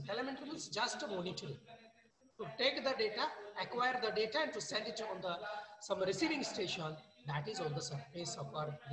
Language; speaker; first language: English; non-native, local second language; Marathi